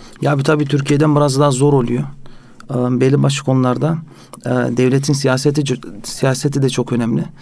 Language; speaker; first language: Turkish; early bilingual, heritage; Turkish